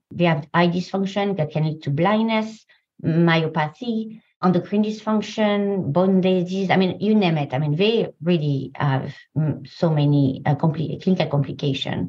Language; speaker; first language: English; non-native, fluent; French